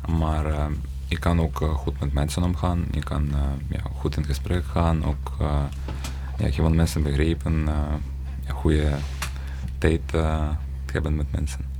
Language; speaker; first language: Dutch; non-native, fluent; Ukrainian